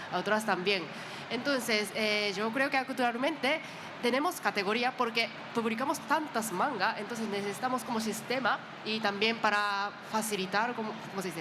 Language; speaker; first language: Spanish; non-native, learner; Japanese